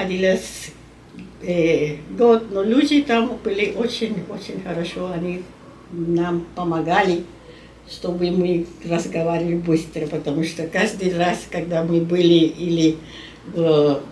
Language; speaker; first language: Russian; non-native, learner; Spanish